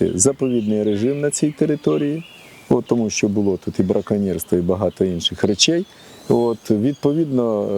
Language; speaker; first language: Ukrainian; native; Ukrainian